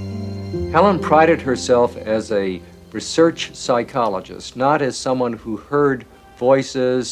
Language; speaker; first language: English; native; English